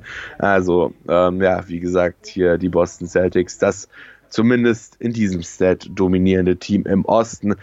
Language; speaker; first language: German; native; German